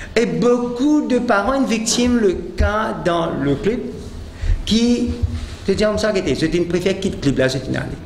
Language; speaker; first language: French; non-native, local second language; Morisyen